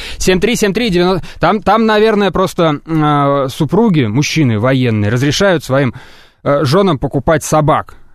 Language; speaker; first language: Russian; native; Russian